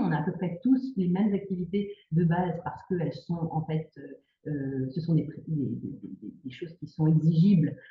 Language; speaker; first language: French; native; French